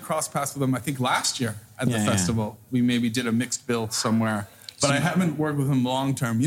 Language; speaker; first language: English; native; English